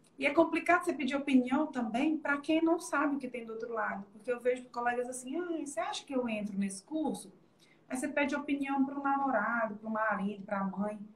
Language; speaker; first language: Portuguese; native; Portuguese